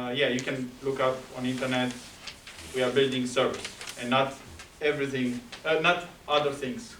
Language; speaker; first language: English; non-native, fluent; Romanian